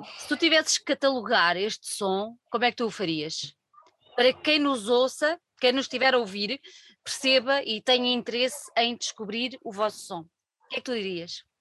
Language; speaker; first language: Portuguese; native; Portuguese